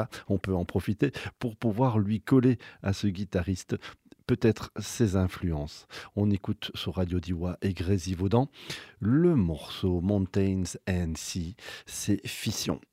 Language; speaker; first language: French; native; French